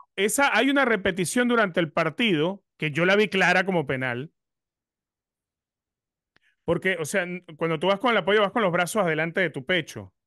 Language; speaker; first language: Spanish; native; Spanish